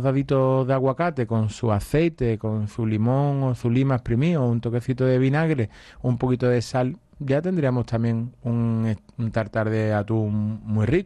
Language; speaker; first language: Spanish; native; Spanish